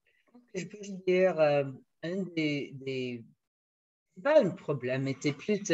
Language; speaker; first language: French; non-native, fluent; English